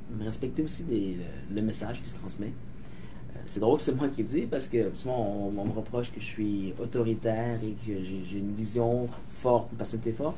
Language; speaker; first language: French; native; French